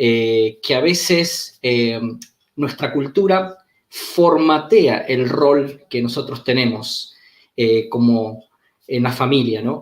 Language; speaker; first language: Spanish; native; Spanish